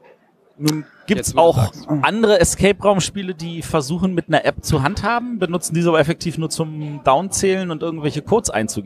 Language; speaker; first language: German; native; German